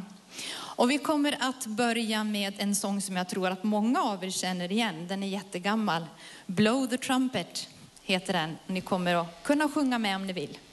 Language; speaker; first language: Swedish; native; Swedish